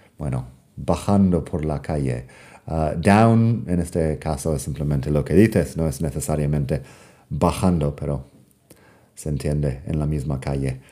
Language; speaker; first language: Spanish; non-native, fluent; English